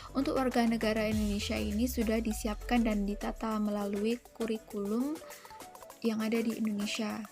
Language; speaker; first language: Indonesian; native; Indonesian